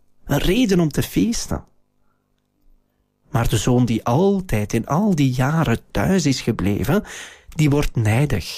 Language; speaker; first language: Dutch; native; Dutch